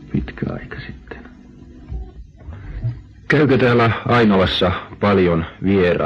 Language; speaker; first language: Finnish; native; Finnish